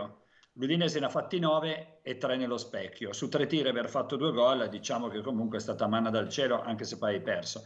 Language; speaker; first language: Italian; native; Italian